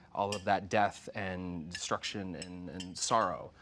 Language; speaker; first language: English; native; English